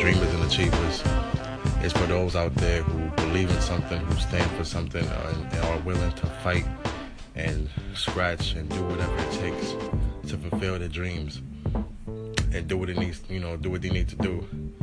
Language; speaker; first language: English; native; English